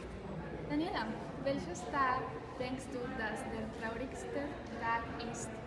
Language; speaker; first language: German; non-native, learner; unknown